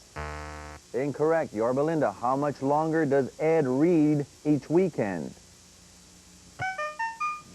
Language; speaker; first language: English; native; English